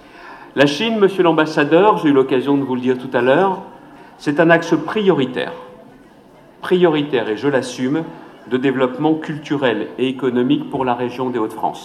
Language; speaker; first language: French; native; French